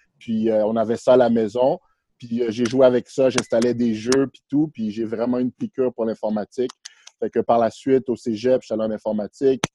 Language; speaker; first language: French; early bilingual, other home language; Haitian Creole